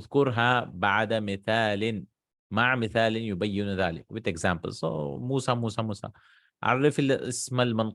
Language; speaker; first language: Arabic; non-native, fluent; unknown